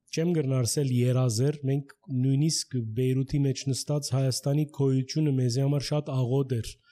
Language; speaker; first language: Armenian; early bilingual, heritage; Armenian